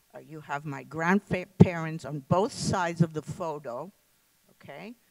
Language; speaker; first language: English; early bilingual, other home language; Lithuanian